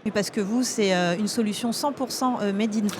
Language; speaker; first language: French; native; French